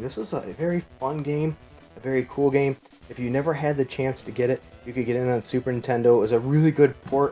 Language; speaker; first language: English; native; English